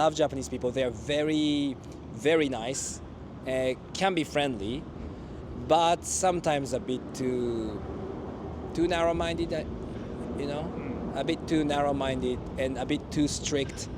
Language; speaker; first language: English; non-native, fluent; Japanese